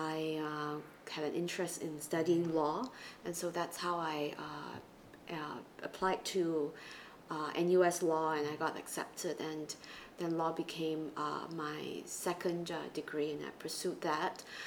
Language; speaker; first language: English; non-native, local second language; Chinese